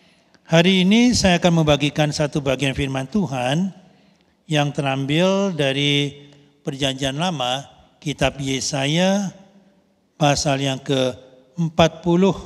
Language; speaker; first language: Indonesian; native; Indonesian